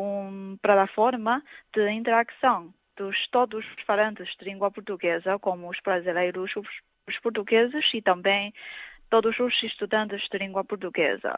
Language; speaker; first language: Portuguese; non-native, fluent; Chinese